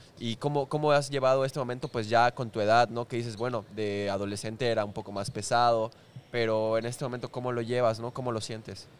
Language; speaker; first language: Spanish; native; Spanish